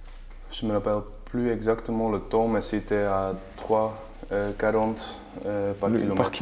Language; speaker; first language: French; non-native, learner; Dutch